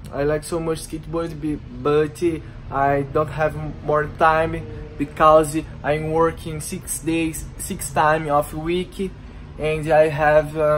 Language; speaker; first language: English; non-native, learner; Portuguese